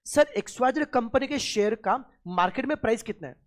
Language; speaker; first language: Hindi; non-native, local second language; Marathi